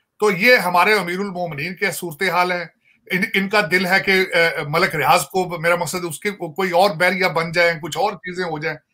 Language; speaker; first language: Urdu; non-native, local second language; Punjabi